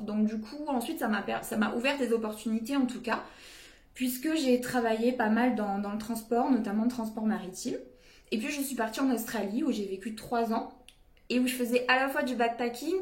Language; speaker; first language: French; native; French